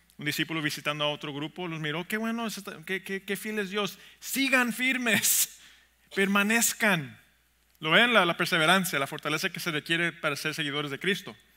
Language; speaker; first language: Spanish; early bilingual, heritage; Spanish